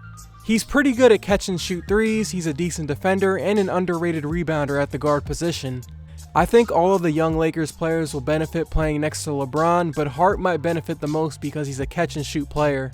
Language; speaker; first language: English; native; English